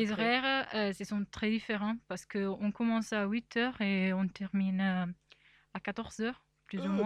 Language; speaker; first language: French; non-native, fluent; Italian